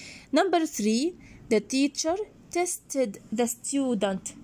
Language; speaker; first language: English; non-native, fluent; Arabic